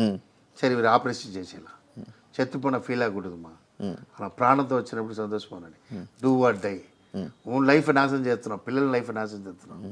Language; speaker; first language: Telugu; non-native, learner; Tamil